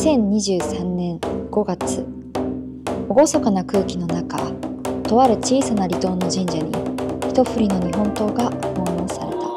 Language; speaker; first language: Japanese; native; Japanese